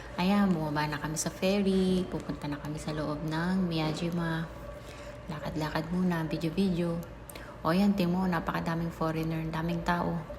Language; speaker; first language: Filipino; native; Filipino